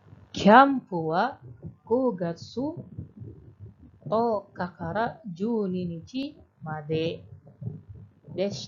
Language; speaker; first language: Japanese; non-native, fluent; Indonesian